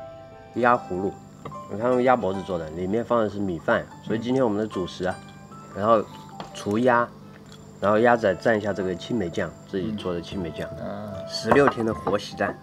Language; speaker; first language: Chinese; native; Chinese